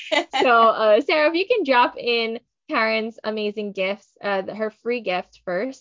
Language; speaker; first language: English; native; English